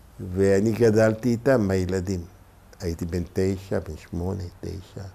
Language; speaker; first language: Hebrew; non-native, local second language; Ladino